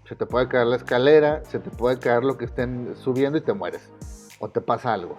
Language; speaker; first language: Spanish; native; Spanish